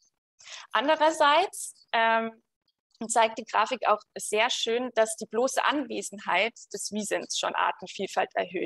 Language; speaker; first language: German; native; German